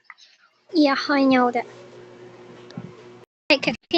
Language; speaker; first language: English; non-native, learner; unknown